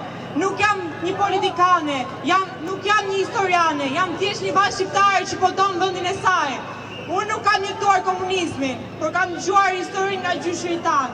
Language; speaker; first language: Albanian; native; Albanian